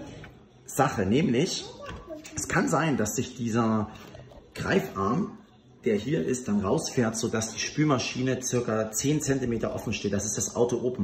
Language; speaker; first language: German; native; German